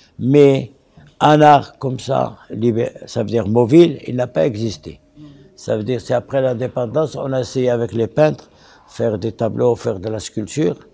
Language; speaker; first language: French; non-native, local second language; Arabic